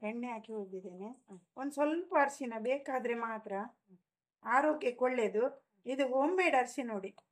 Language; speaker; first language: Kannada; non-native, local second language; Konkani